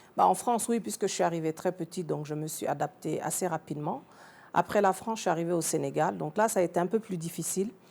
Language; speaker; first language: French; early bilingual, other home language; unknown